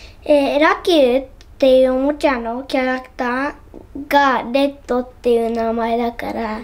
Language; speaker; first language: Japanese; native; Japanese